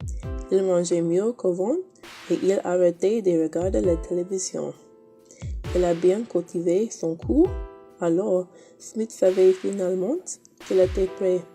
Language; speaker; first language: French; non-native, learner; English